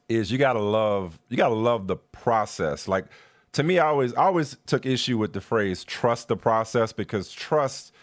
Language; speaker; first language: English; native; English